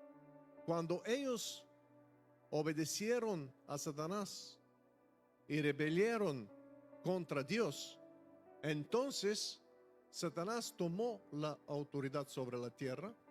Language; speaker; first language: Spanish; non-native, fluent; Bulgarian